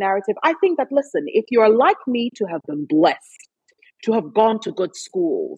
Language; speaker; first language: English; non-native, local second language; Akan